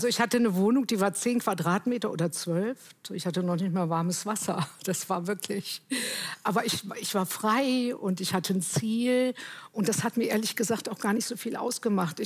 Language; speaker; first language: German; native; German